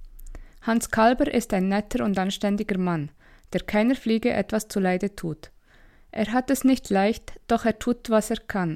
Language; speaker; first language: German; native; German